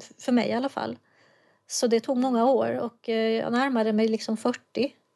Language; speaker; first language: Swedish; native; Swedish